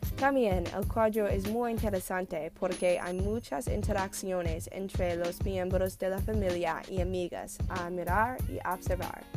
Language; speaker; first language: Spanish; non-native, learner; English